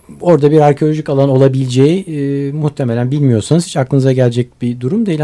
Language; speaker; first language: Turkish; native; Turkish